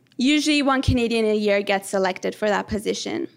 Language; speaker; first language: English; early bilingual, other home language; Persian